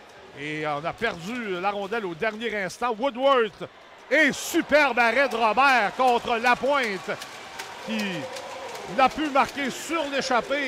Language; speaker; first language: French; native; French